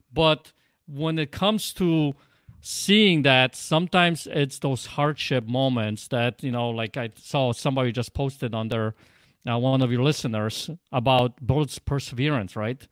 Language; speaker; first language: English; non-native, fluent; Polish